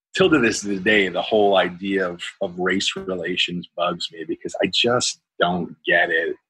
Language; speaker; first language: English; native; English